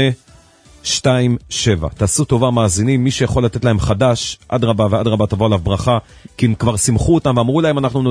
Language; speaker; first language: Hebrew; native; Hebrew